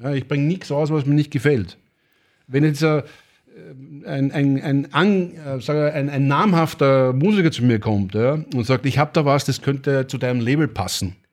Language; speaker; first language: German; native; German